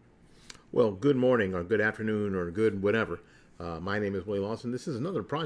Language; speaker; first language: English; native; English